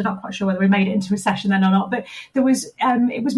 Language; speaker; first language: English; native; English